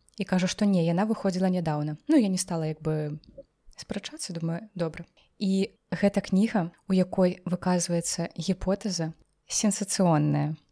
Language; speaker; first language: Belarusian; non-native, local second language; Russian